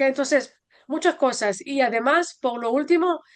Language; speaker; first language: Spanish; non-native, fluent; Hebrew